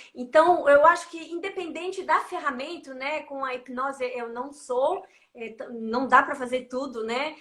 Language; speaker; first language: Portuguese; non-native, fluent; French